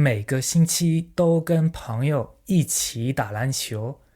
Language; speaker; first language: Chinese; non-native, fluent; French